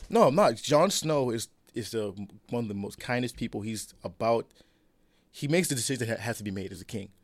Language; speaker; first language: English; early bilingual, other home language; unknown